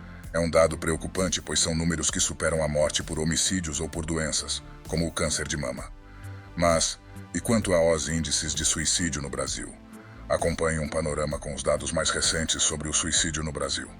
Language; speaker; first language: Portuguese; native; Portuguese